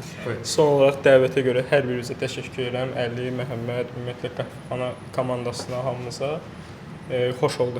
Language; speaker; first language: Azerbaijani; native; Azerbaijani